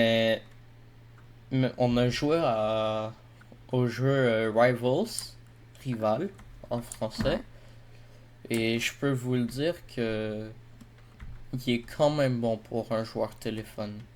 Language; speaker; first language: French; native; French